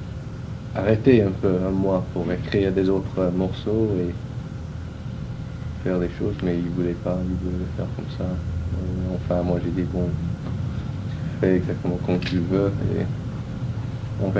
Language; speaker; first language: French; non-native, fluent; English